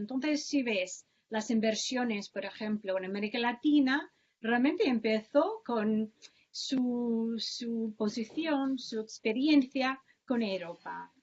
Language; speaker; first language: Spanish; non-native, fluent; English